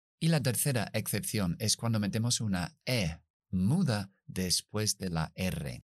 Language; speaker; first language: Spanish; non-native, fluent; English